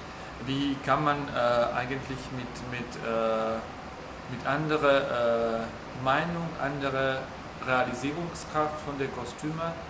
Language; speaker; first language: German; non-native, fluent; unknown